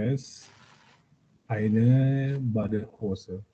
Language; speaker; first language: German; non-native, learner; Indonesian